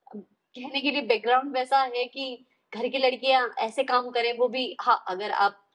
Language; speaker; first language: Hindi; native; Hindi